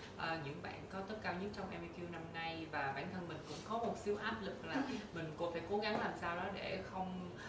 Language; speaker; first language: Vietnamese; native; Vietnamese